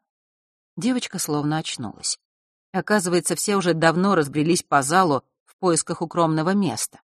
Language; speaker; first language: Russian; native; Russian